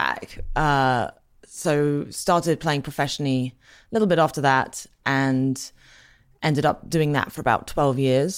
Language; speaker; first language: English; native; English